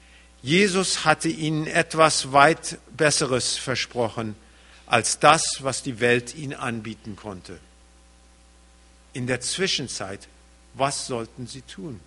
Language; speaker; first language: German; early bilingual, heritage; German